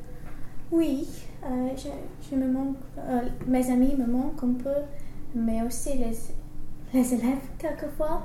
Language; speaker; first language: French; non-native, learner; English